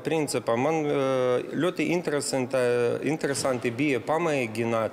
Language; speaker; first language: Latvian; non-native, local second language; Russian